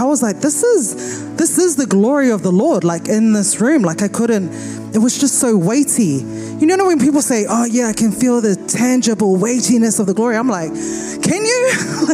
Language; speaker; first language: English; native; English